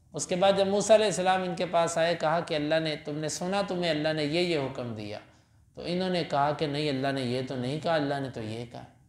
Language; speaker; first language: Urdu; non-native, local second language; Punjabi